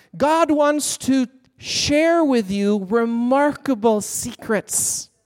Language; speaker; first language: English; non-native, fluent; Swedish